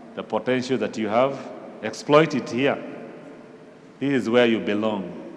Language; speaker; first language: English; non-native, local second language; Kikuyu